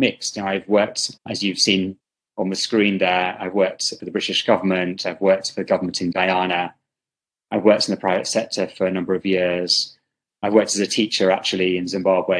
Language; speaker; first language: English; native; English